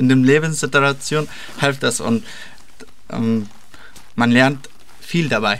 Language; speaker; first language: German; non-native, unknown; Persian